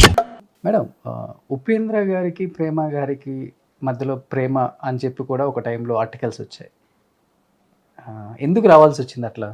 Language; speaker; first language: Telugu; native; Telugu